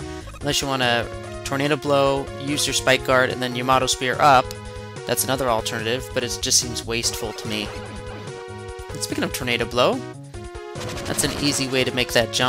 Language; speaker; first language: English; native; English